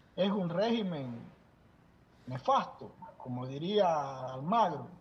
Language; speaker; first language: Spanish; native; Spanish